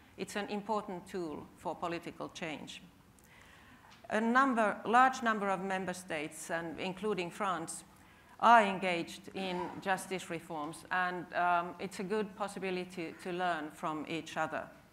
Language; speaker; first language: English; non-native, fluent; Finnish